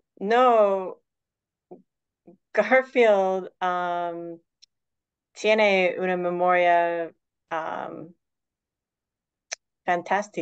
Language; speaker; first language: Spanish; non-native, learner; English